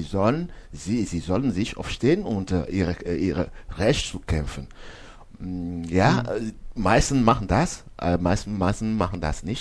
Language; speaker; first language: German; non-native, learner; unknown